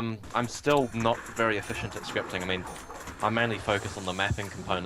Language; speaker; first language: English; native; English